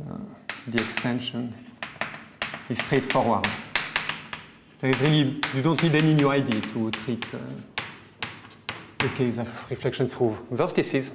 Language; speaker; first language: English; non-native, fluent; French